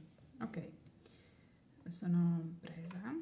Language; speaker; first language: Italian; non-native, learner; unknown